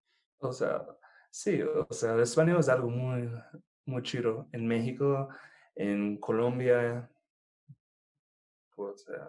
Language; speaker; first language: Spanish; non-native, fluent; English